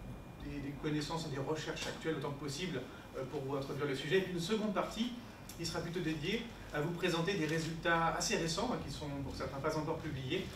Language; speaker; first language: French; native; French